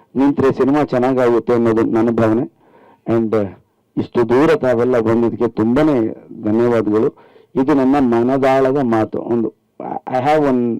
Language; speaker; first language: Kannada; native; Kannada